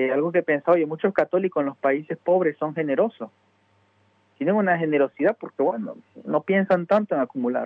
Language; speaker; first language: Spanish; native; Spanish